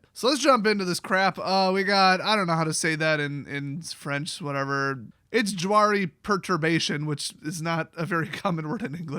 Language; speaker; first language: English; native; English